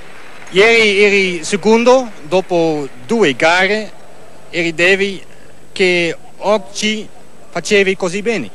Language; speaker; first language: Italian; non-native, learner; Dutch